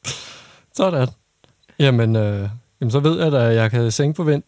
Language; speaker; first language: Danish; native; Danish